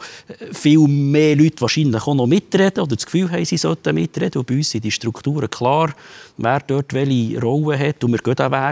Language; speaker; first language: German; native; German